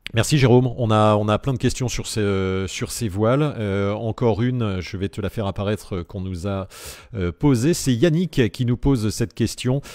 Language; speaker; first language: French; native; French